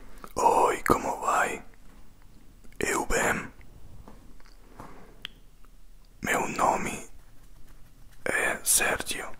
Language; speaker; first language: Portuguese; non-native, learner; Spanish